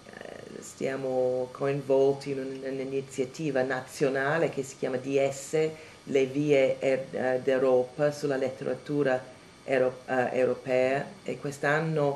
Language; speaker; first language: Italian; non-native, fluent; English